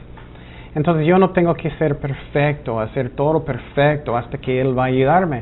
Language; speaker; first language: Spanish; non-native, fluent; English